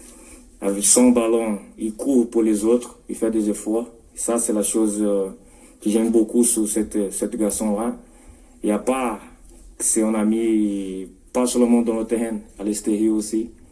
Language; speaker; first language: French; non-native, fluent; Portuguese